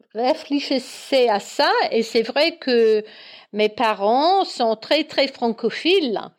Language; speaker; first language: French; non-native, fluent; English